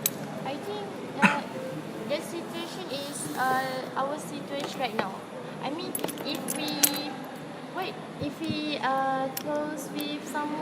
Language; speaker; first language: English; non-native, learner; Malay